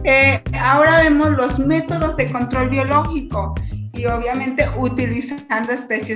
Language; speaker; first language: Spanish; native; Spanish